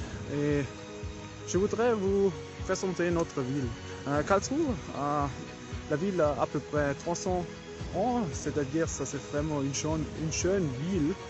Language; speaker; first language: French; non-native, learner; German